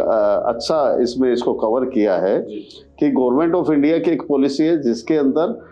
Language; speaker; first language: Hindi; native; Hindi